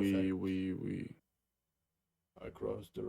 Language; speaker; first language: English; non-native, fluent; Russian